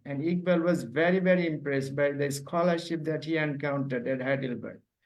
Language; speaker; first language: English; non-native, local second language; Bangla